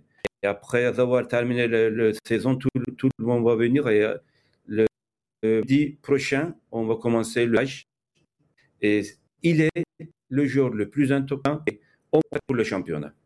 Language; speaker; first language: French; non-native, fluent; Turkish